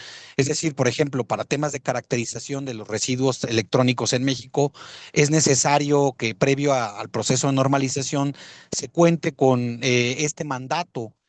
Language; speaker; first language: Spanish; native; Spanish